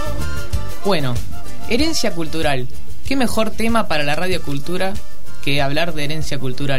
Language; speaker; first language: Spanish; native; Spanish